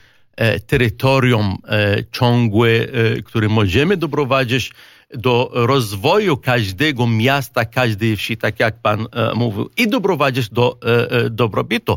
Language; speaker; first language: Polish; non-native, fluent; Arabic